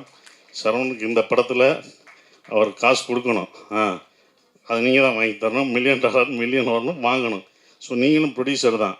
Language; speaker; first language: Tamil; native; Tamil